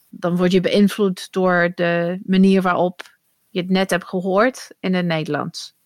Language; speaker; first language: Dutch; non-native, fluent; English